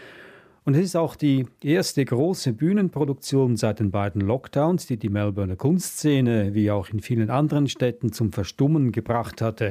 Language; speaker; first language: German; native; German